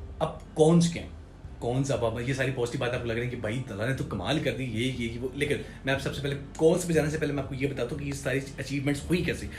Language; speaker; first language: Urdu; non-native, local second language; Punjabi